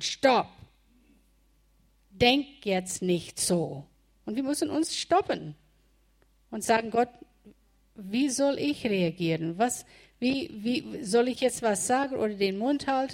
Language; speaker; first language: German; non-native, fluent; English